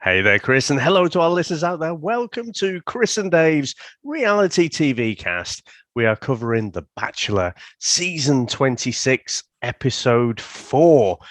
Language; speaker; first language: English; native; English